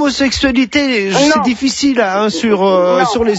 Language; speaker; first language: French; native; French